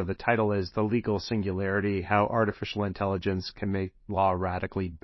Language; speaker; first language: English; native; English